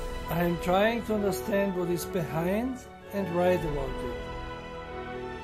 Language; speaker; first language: English; non-native, fluent; German